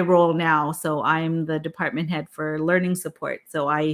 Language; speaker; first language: English; non-native, local second language; Filipino